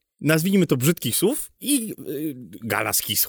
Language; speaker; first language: Polish; native; Polish